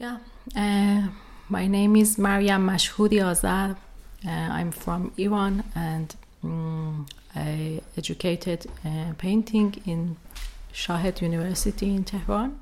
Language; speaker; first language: English; non-native, learner; Persian